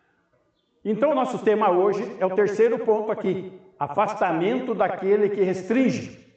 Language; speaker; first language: Portuguese; native; Portuguese